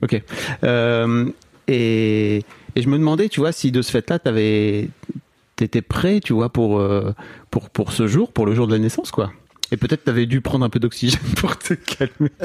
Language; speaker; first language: French; native; French